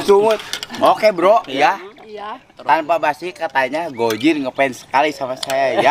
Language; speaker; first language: Indonesian; non-native, local second language; Sundanese